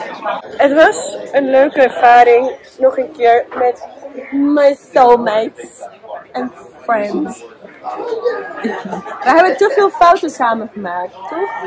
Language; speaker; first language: Dutch; non-native, fluent; Spanish